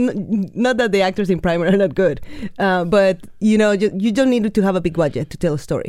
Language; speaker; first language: English; non-native, fluent; Spanish